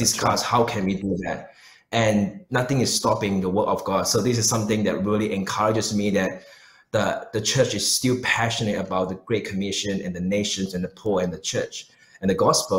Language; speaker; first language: English; non-native, local second language; Chinese